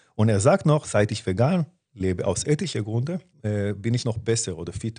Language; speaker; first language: German; non-native, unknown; Hebrew